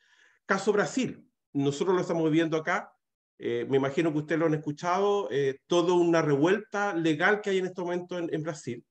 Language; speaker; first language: Spanish; native; Spanish